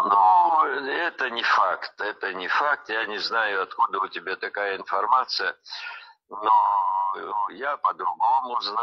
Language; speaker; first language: Russian; non-native, local second language; Abkhazian